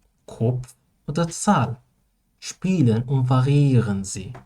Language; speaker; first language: German; non-native, learner; Persian